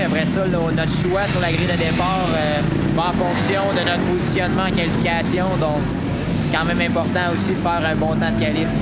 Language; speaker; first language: French; native; French